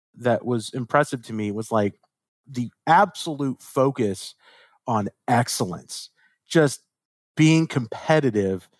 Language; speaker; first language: English; native; English